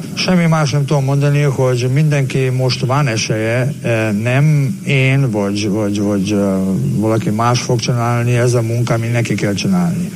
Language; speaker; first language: Hungarian; non-native, learner; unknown